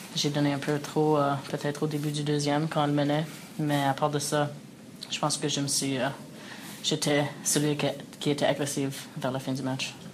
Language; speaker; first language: French; early bilingual, other home language; English